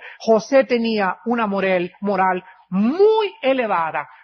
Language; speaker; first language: Spanish; native; Spanish